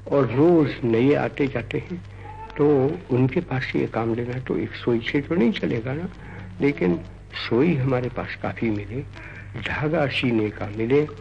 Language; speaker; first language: Hindi; non-native, local second language; Gujarati